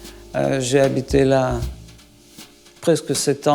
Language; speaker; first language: French; non-native, learner; Russian